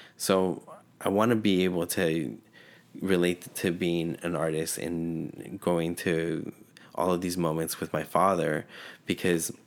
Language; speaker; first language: English; early bilingual, other home language; Spanish